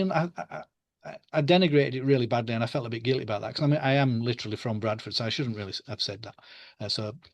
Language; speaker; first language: English; native; English